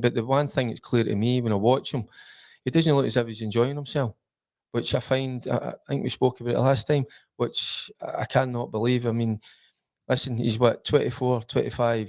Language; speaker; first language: English; native; English